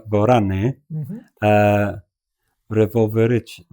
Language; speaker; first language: Polish; non-native, learner; English